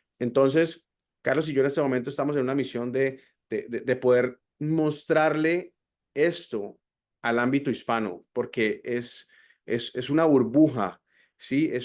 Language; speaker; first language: Spanish; native; Spanish